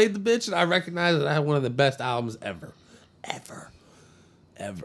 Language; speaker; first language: English; native; English